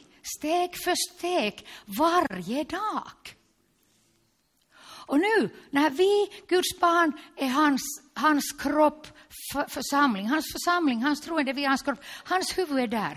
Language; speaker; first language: Swedish; non-native, local second language; Finnish